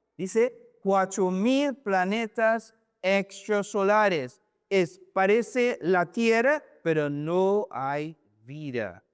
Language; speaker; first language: Spanish; non-native, learner; English